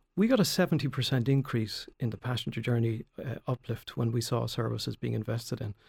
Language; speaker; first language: English; native; English